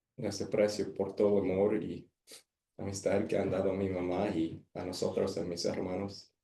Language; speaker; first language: Spanish; early bilingual, heritage; Spanish